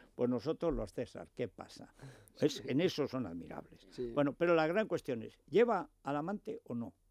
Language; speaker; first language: Spanish; native; Spanish